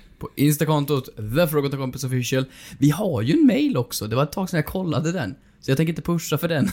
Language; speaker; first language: Swedish; native; Swedish